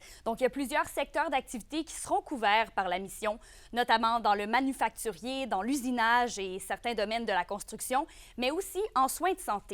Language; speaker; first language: French; native; French